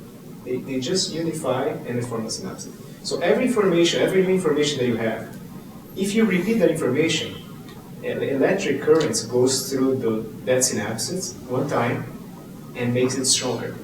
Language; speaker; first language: English; non-native, fluent; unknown